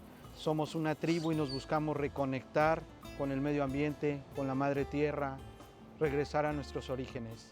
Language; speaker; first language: Spanish; native; Spanish